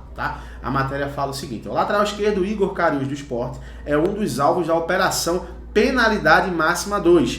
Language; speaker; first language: Portuguese; native; Portuguese